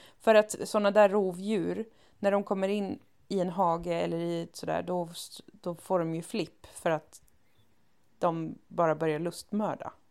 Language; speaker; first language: Swedish; native; Swedish